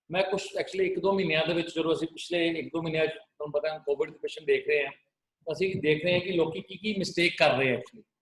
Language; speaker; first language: Hindi; non-native, local second language; Punjabi